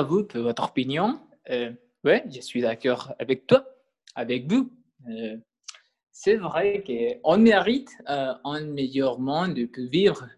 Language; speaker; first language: French; non-native, learner; Spanish